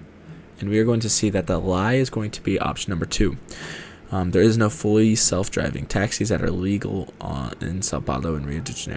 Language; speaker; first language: English; native; English